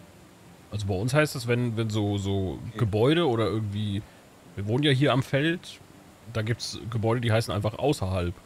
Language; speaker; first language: German; native; German